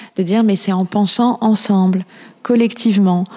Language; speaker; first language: French; native; French